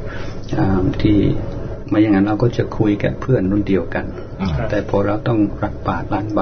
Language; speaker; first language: Thai; non-native, fluent; English